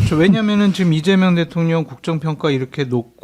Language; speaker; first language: Korean; native; Korean